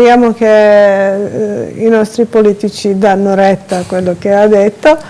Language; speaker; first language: Italian; non-native, fluent; Serbian